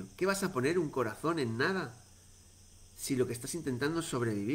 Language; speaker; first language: Spanish; native; Spanish